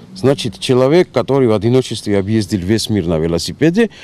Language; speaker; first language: Russian; non-native, local second language; Georgian